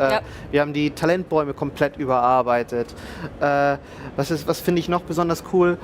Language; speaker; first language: German; native; German